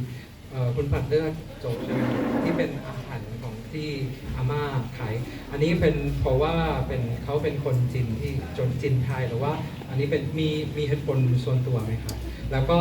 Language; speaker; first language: Thai; non-native, fluent; Indonesian